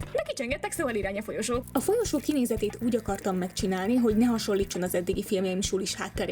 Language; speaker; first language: Hungarian; native; Hungarian